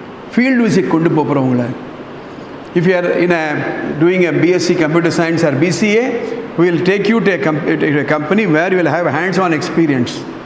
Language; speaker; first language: English; non-native, local second language; Tamil